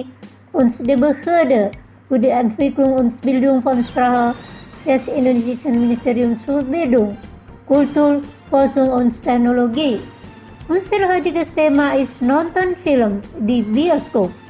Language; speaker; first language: German; non-native, fluent; Indonesian